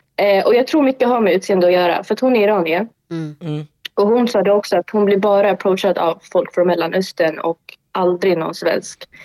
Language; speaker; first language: Swedish; early bilingual, other home language; Tigrinya